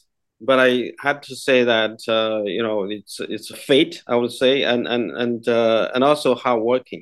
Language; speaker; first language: English; non-native, fluent; Chinese